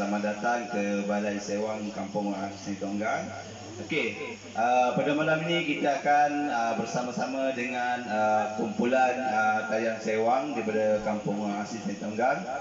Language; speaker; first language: Malay; non-native, local second language; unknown